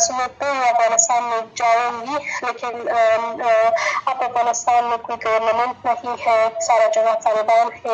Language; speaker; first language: Hindi; non-native, learner; Persian